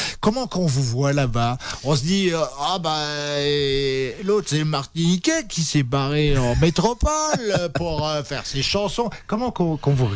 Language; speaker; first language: French; native; French